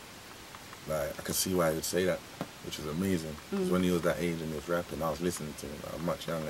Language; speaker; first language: English; native; English